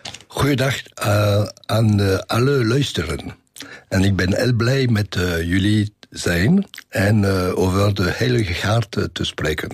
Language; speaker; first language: Dutch; non-native, learner; French